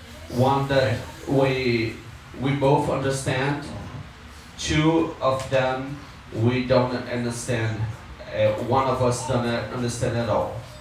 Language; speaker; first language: English; non-native, fluent; Portuguese